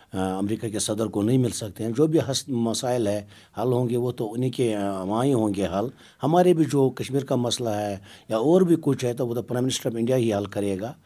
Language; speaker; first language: Hindi; non-native, local second language; Kashmiri